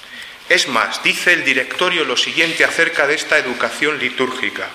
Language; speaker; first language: Spanish; native; Spanish